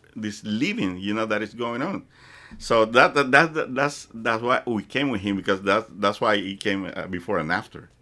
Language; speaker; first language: English; non-native, fluent; Spanish